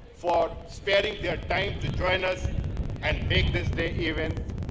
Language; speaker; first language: English; non-native, local second language; Urdu